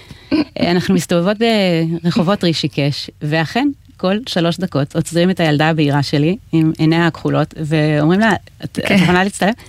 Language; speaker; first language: Hebrew; native; Hebrew